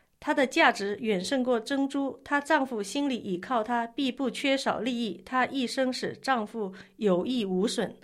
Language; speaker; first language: Chinese; non-native, local second language; Min Nan Chinese